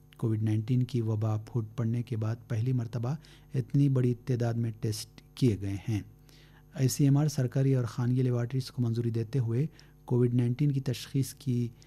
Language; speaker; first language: Hindi; native; Hindi